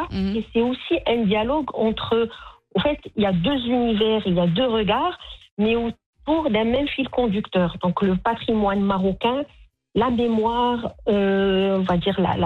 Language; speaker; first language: French; non-native, local second language; Arabic